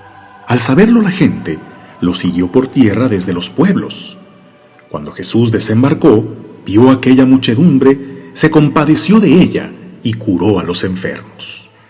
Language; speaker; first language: Spanish; native; Spanish